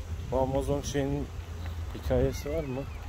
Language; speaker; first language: Turkish; native; Turkish